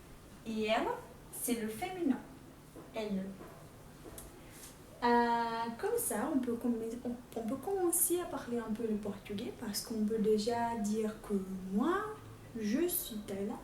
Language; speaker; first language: French; non-native, fluent; Portuguese